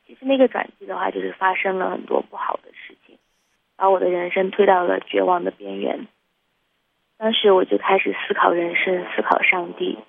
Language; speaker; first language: Chinese; native; Chinese